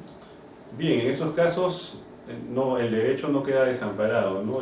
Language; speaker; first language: Spanish; native; Spanish